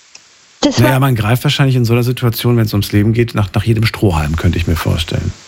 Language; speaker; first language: German; native; German